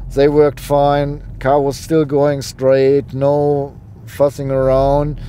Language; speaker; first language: English; non-native, fluent; German